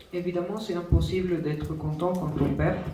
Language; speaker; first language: French; non-native, fluent; Spanish